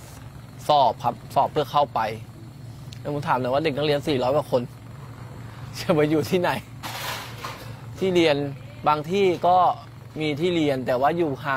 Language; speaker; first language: Thai; native; Thai